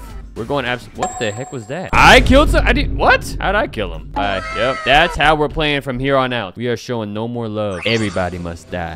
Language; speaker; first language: English; native; English